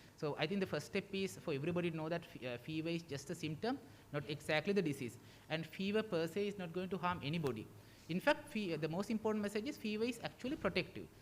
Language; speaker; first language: English; non-native, local second language; Sinhala